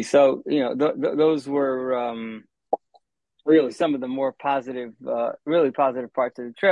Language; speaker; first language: English; native; English